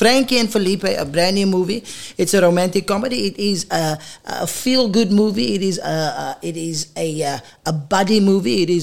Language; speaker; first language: English; non-native, local second language; Afrikaans